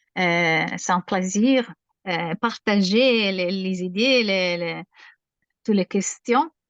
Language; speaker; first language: French; non-native, learner; Italian